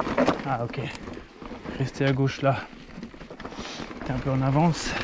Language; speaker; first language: French; native; French